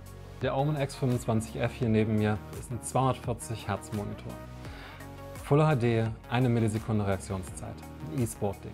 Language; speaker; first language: German; native; German